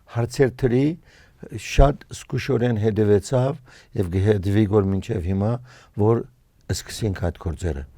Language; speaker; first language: Armenian; early bilingual, heritage; Armenian